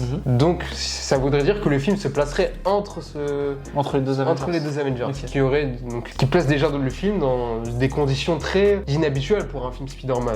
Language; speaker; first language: French; native; French